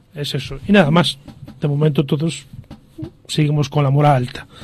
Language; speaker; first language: Spanish; non-native, local second language; Galician